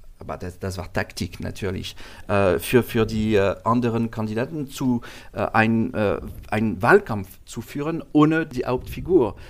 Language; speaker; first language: German; non-native, learner; French